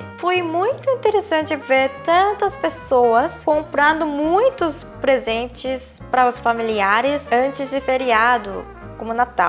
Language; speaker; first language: Portuguese; non-native, fluent; Korean